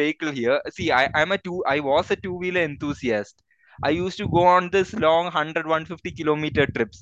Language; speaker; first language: English; non-native, local second language; Malayalam